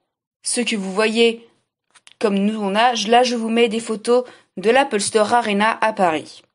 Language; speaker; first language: French; native; French